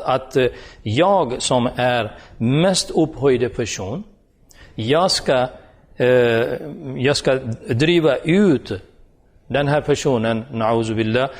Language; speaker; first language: Swedish; non-native, fluent; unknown